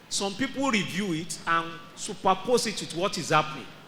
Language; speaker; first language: English; non-native, local second language; Yoruba